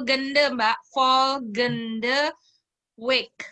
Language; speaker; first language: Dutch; non-native, learner; Indonesian